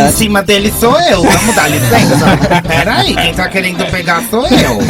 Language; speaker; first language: Portuguese; native; Portuguese